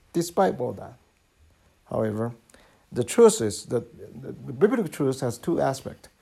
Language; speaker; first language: English; non-native, fluent; Chinese